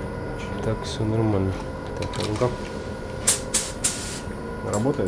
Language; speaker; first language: Russian; native; Russian